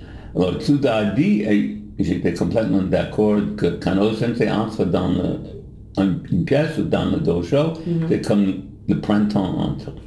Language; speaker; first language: French; non-native, fluent; English